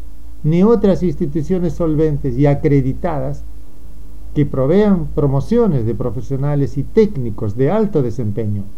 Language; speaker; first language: Spanish; native; Spanish